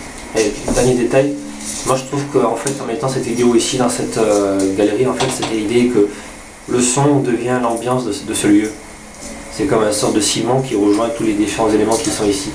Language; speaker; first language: French; native; French